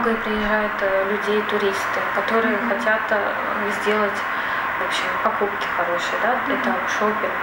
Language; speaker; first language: Russian; native; Russian